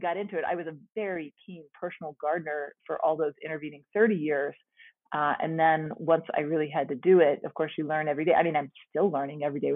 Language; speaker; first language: English; native; English